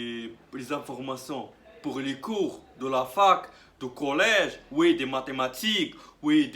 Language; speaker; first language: French; non-native, learner; Arabic